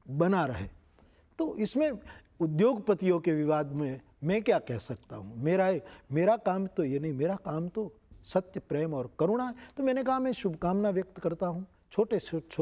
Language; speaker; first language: Hindi; non-native, local second language; Gujarati